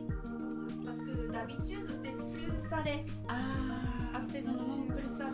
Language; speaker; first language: French; non-native, learner; Japanese